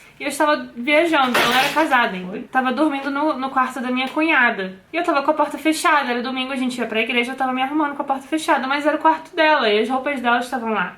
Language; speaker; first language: Portuguese; native; Portuguese